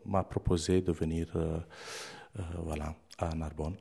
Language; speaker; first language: French; non-native, fluent; Romanian